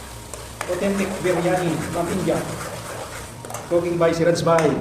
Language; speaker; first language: English; non-native, local second language; Filipino